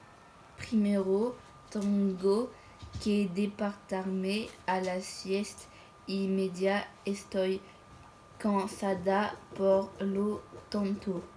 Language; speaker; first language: Spanish; non-native, learner; French